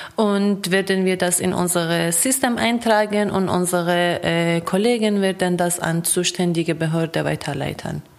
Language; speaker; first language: German; non-native, fluent; Persian